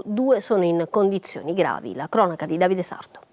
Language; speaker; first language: Italian; native; Italian